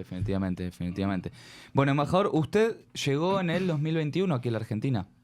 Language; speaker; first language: Spanish; native; Spanish